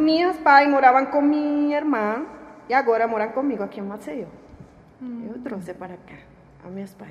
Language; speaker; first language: Portuguese; non-native, learner; Spanish